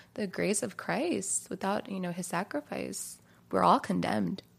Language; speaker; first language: English; native; English